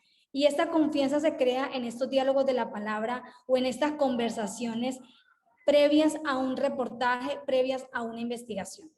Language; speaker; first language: Spanish; native; Spanish